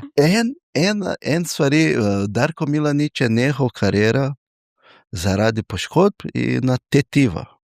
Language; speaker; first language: Slovenian; non-native, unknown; Portuguese